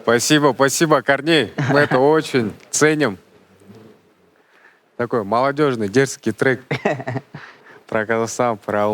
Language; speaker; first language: Russian; non-native, local second language; Kazakh